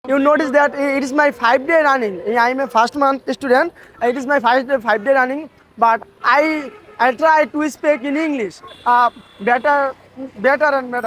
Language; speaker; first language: English; non-native, learner; Bangla